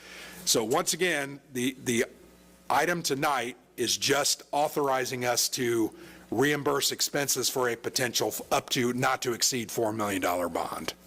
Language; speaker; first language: English; native; English